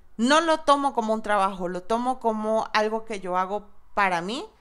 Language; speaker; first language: Spanish; native; Spanish